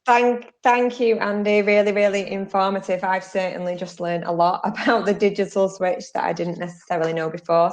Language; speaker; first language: English; native; English